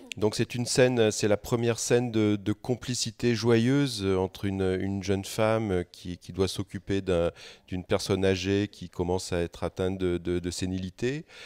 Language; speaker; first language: French; native; French